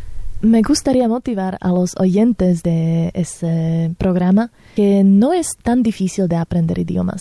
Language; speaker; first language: Spanish; non-native, fluent; Slovak